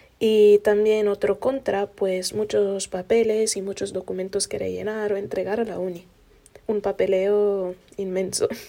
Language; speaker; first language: Spanish; non-native, fluent; Italian